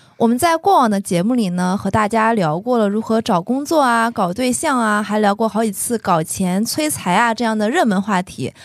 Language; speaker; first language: Chinese; native; Chinese